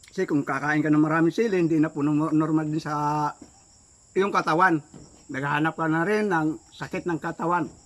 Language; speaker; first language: Filipino; non-native, local second language; Waray